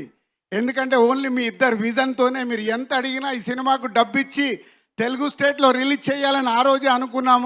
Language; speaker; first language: Telugu; native; Telugu